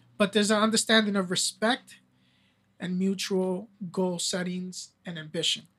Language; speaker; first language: English; early bilingual, other home language; Spanish